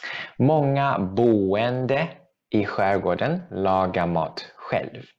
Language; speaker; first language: Swedish; non-native, fluent; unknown